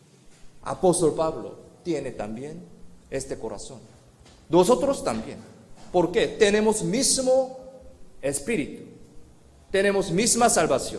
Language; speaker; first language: Spanish; non-native, fluent; Korean